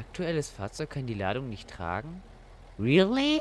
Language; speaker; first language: German; native; German